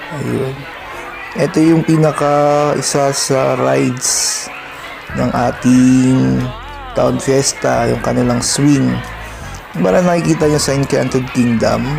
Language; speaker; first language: Filipino; non-native, local second language; Pangasinan